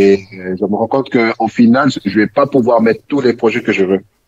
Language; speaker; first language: French; non-native, local second language; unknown